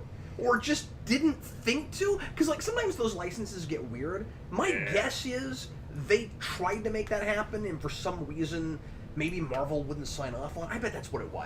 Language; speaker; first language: English; native; English